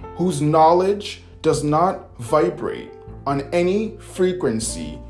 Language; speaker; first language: English; native; English